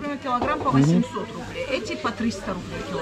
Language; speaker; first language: Russian; non-native, local second language; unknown